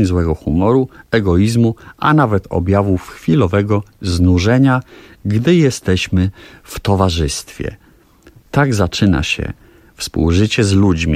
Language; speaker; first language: Polish; native; Polish